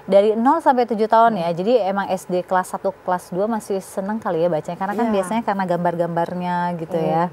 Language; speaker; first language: Indonesian; native; Indonesian